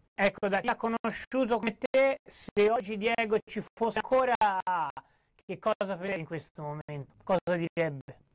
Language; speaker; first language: Italian; native; Italian